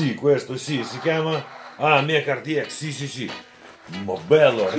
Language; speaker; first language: Italian; non-native, fluent; Russian